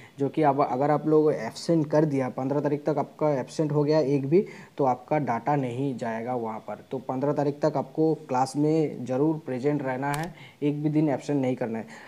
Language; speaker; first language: Hindi; non-native, local second language; Bangla